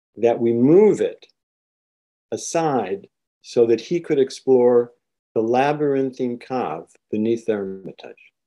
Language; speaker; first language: English; native; English